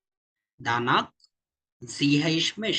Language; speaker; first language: German; non-native, fluent; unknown